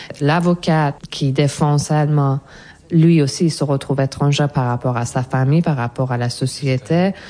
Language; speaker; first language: French; non-native, fluent; Persian